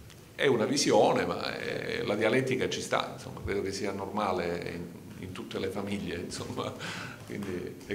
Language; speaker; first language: Italian; native; Italian